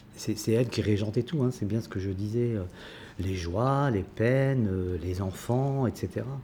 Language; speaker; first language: French; native; French